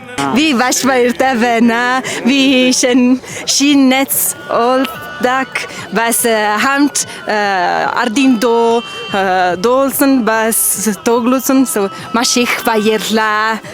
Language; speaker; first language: Mongolian; non-native, learner; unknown